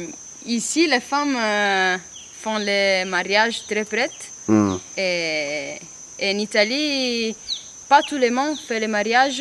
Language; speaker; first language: French; non-native, learner; Italian